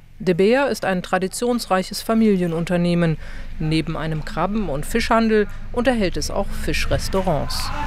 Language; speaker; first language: German; native; German